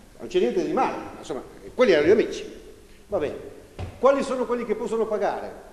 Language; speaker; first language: Italian; non-native, fluent; Spanish